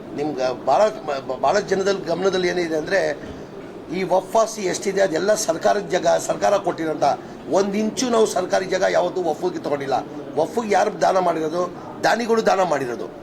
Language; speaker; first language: Kannada; non-native, local second language; Urdu